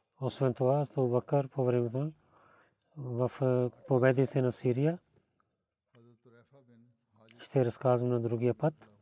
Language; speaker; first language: Bulgarian; non-native, learner; Urdu